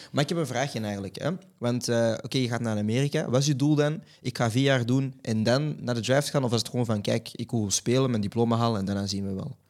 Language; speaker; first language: Dutch; native; Dutch